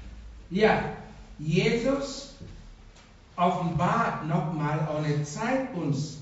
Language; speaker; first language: German; non-native, fluent; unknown